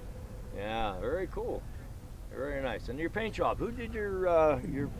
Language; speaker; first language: English; native; English